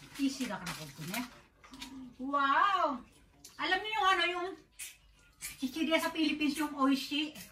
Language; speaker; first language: Filipino; native; Filipino